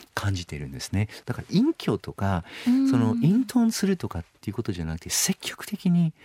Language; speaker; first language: Japanese; non-native, fluent; English